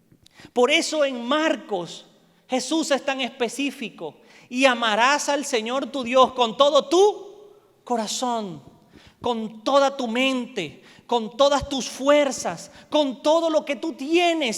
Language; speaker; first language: Spanish; native; Spanish